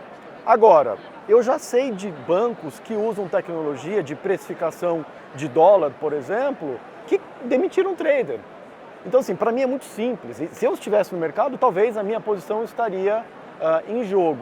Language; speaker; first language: Portuguese; native; Portuguese